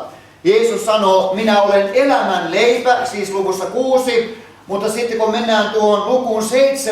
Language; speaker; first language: Finnish; native; Finnish